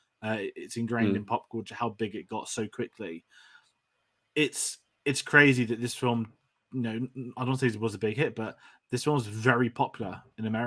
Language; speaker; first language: English; native; English